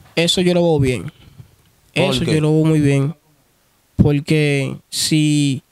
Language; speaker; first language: Spanish; non-native, fluent; Haitian Creole